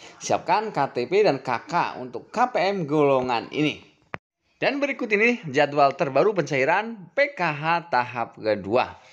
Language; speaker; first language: Indonesian; native; Indonesian